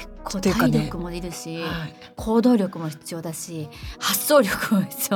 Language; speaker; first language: Japanese; native; Japanese